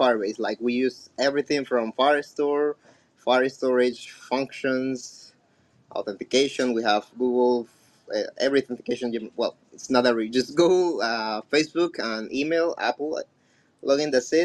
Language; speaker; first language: English; non-native, fluent; Spanish